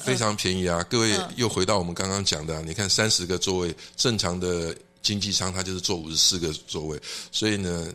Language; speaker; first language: Chinese; native; Chinese